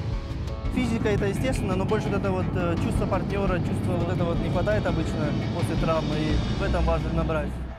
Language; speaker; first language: Russian; native; Russian